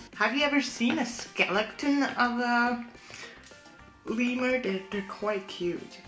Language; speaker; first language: English; non-native, fluent; German